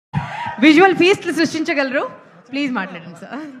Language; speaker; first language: Telugu; native; Telugu